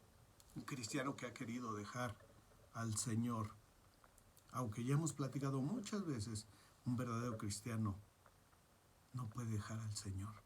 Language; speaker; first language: Spanish; native; Spanish